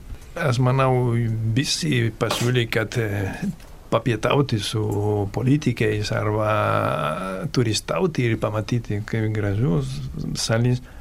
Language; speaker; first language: Lithuanian; non-native, fluent; Catalan